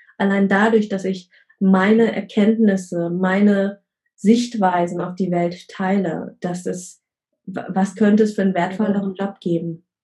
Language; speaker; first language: German; early bilingual, other home language; Vietnamese